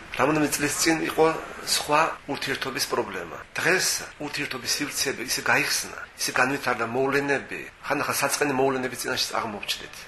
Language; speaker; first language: Georgian; native; Georgian